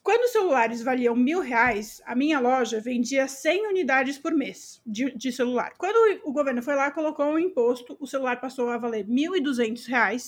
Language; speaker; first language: Portuguese; native; Portuguese